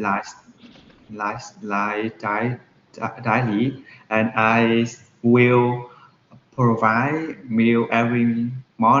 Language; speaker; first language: English; non-native, learner; Vietnamese